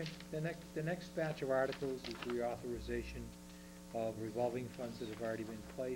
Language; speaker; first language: English; native; English